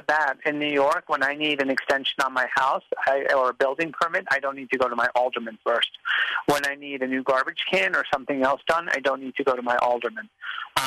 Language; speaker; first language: English; native; English